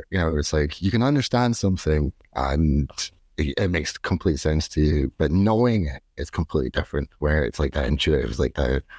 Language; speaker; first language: English; native; English